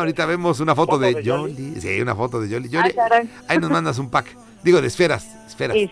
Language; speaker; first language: Spanish; native; Spanish